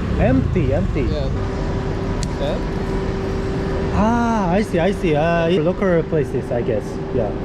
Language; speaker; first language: English; non-native, learner; Korean